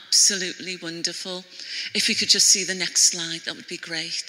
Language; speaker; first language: English; native; English